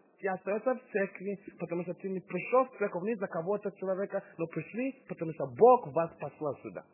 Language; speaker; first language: Russian; non-native, fluent; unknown